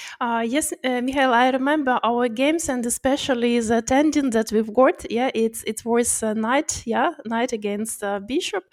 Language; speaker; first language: English; non-native, learner; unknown